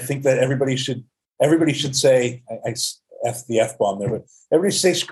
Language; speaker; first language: English; native; English